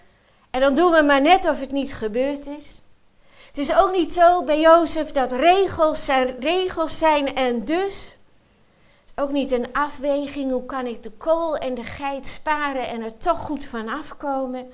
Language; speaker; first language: Dutch; native; Dutch